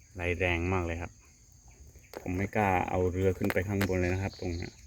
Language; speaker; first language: Thai; non-native, fluent; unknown